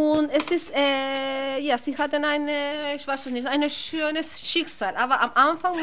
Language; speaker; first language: German; non-native, learner; Spanish